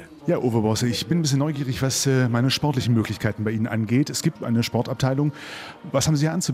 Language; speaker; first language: German; native; German